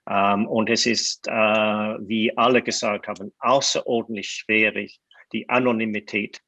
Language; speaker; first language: German; non-native, fluent; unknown